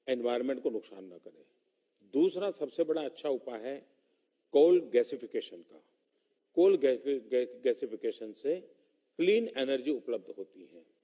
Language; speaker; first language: Hindi; non-native, local second language; Gujarati